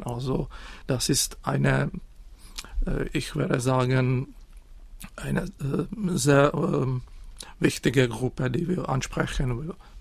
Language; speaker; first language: German; non-native, fluent; Czech